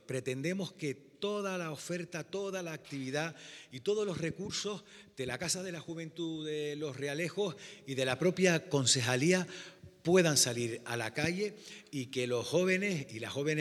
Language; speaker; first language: Spanish; native; Spanish